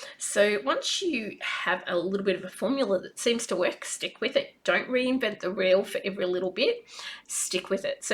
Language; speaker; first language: English; native; English